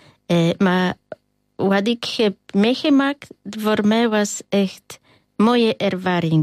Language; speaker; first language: Dutch; non-native, learner; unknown